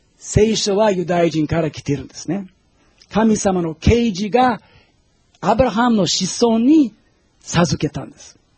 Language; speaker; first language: Japanese; non-native, fluent; Portuguese